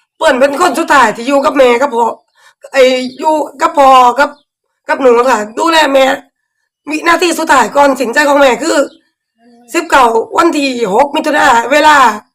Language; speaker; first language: Thai; native; Thai